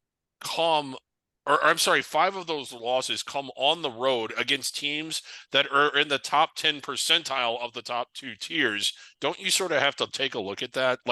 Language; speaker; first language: English; native; English